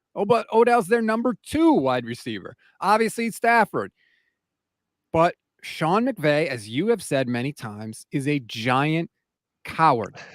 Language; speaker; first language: English; native; English